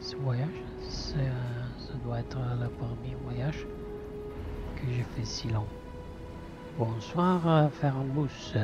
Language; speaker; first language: French; non-native, learner; Italian